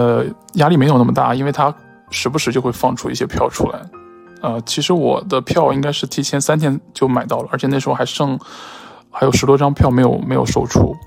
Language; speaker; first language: Chinese; native; Chinese